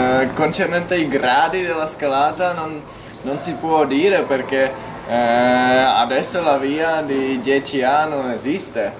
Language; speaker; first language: Italian; non-native, fluent; Czech